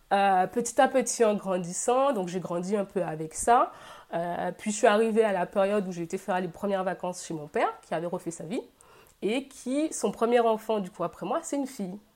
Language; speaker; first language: French; native; French